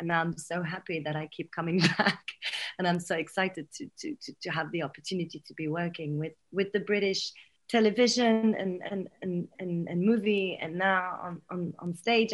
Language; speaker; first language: English; non-native, fluent; French